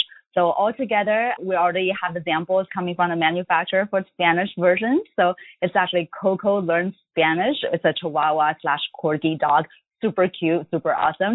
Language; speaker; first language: English; non-native, fluent; Chinese